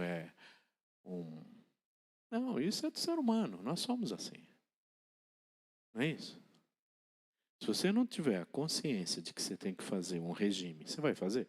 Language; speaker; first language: Portuguese; native; Portuguese